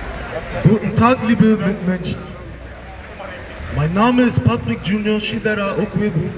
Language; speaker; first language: German; non-native, fluent; Igbo